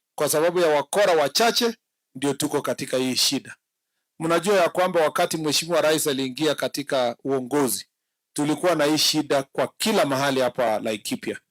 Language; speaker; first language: Swahili; non-native, local second language; Kalenjin